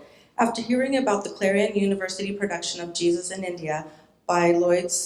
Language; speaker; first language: English; native; English